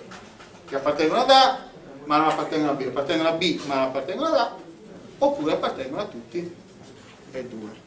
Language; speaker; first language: Italian; native; Italian